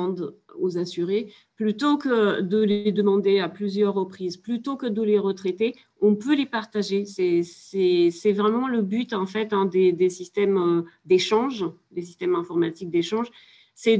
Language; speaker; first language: French; native; French